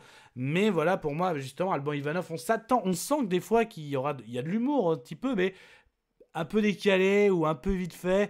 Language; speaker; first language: French; native; French